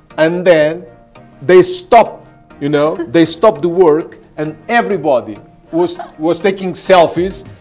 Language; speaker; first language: English; non-native, fluent; Portuguese